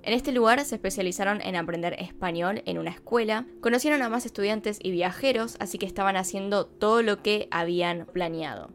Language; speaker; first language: Spanish; native; Spanish